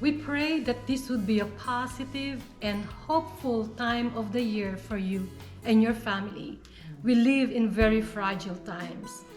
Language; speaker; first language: English; non-native, local second language; Filipino